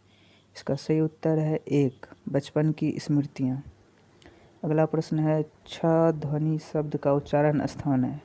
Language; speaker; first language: Hindi; native; Hindi